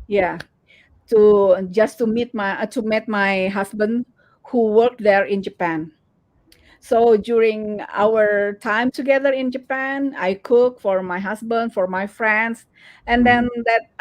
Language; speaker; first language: English; non-native, learner; Indonesian